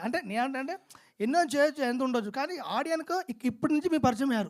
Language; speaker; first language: Telugu; native; Telugu